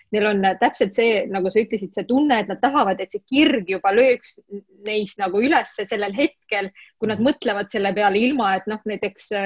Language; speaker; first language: Estonian; non-native, local second language; Russian